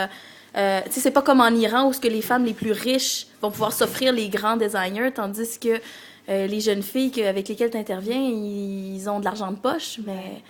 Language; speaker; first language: French; native; French